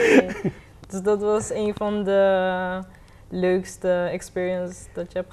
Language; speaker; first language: Dutch; non-native, local second language; Papiamento